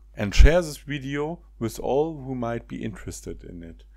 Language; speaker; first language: English; non-native, fluent; German